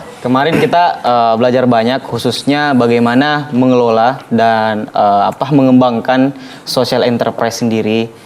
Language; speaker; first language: Indonesian; native; Indonesian